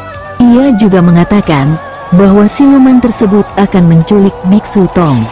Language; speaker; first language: Indonesian; native; Indonesian